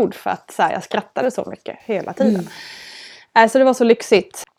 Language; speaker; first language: Swedish; native; Swedish